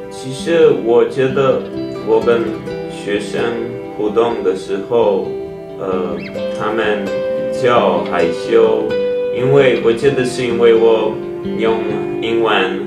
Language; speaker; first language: Chinese; non-native, fluent; Czech